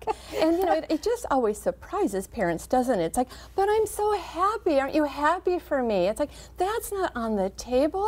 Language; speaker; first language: English; native; English